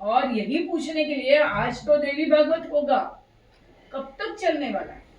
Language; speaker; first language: Hindi; non-native, local second language; Marathi